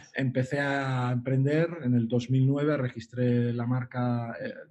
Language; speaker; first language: Spanish; native; Spanish